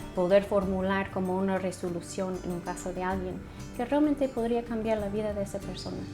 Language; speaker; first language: Spanish; non-native, fluent; English